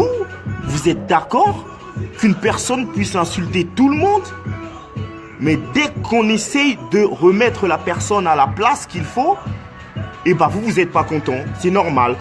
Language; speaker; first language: French; non-native, local second language; Lingala